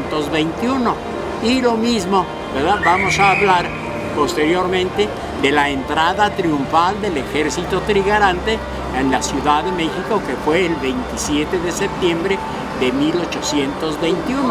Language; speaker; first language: Spanish; native; Spanish